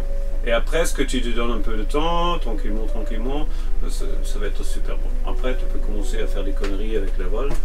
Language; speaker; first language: French; non-native, fluent; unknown